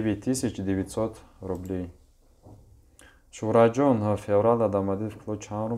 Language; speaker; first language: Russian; non-native, local second language; Tajik